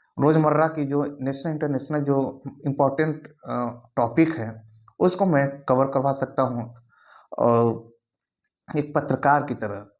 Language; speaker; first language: Hindi; native; Hindi